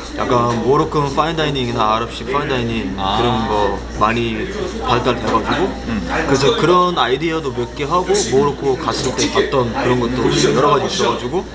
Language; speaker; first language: Korean; early bilingual, other home language; Arabic